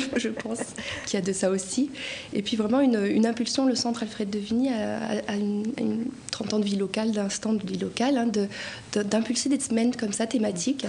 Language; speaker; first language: French; native; French